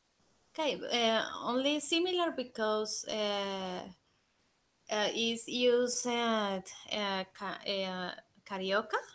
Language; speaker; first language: English; non-native, learner; Spanish